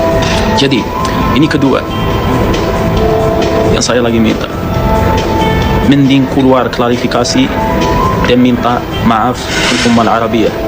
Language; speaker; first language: Indonesian; non-native, fluent; Arabic